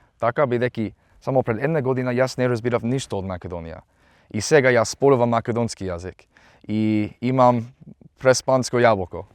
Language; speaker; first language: Macedonian; non-native, learner; English